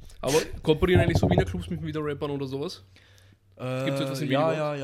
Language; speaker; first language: German; native; German